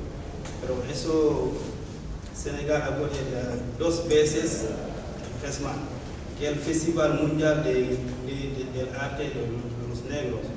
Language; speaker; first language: Spanish; non-native, learner; Wolof